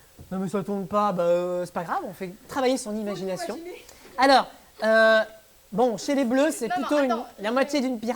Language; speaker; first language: French; native; French